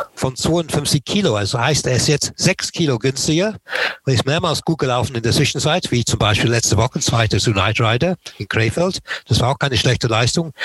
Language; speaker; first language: German; non-native, fluent; English